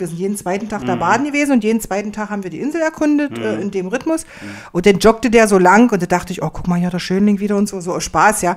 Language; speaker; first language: German; native; German